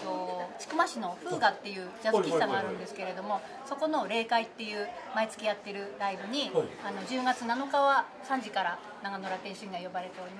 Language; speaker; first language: Japanese; native; Japanese